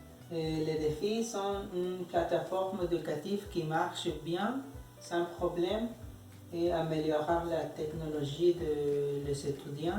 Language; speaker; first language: French; non-native, learner; Spanish